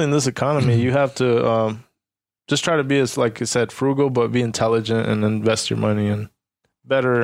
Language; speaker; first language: English; early bilingual, other home language; Spanish